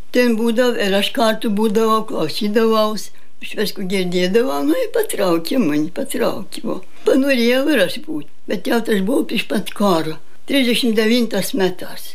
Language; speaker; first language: Lithuanian; native; Lithuanian